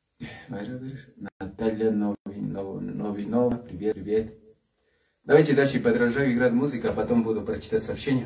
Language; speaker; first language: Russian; non-native, learner; Spanish